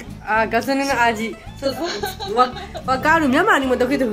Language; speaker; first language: Japanese; non-native, learner; Burmese